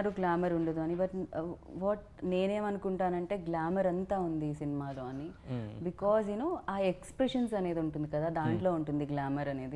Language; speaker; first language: Telugu; native; Telugu